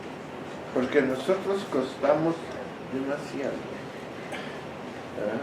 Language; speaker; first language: Spanish; non-native, fluent; Polish